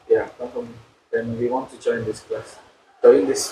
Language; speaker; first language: English; non-native, local second language; Indonesian